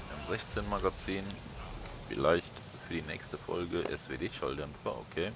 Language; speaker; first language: German; native; German